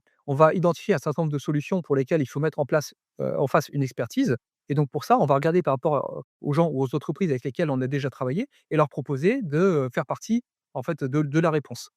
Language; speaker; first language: French; native; French